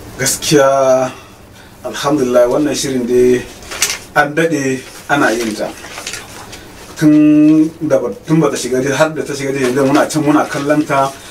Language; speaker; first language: Hausa; non-native, local second language; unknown